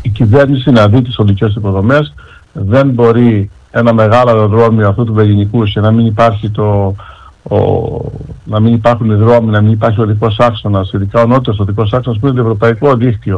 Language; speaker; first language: Greek; native; Greek